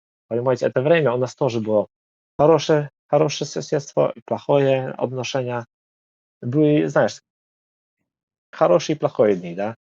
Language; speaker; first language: Russian; non-native, learner; Polish